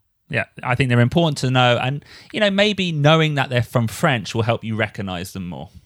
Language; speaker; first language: English; native; English